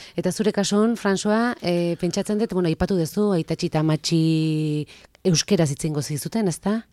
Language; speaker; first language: Basque; native; Basque